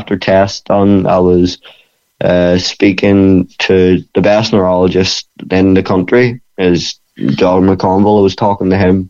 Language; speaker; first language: English; native; English